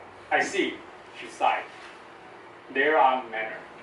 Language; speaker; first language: English; non-native, fluent; Chinese